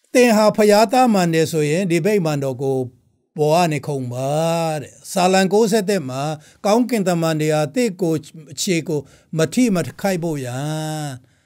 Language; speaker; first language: Burmese; non-native, local second language; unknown